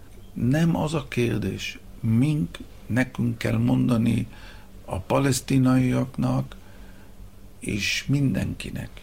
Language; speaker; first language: Hungarian; early bilingual, heritage; Hebrew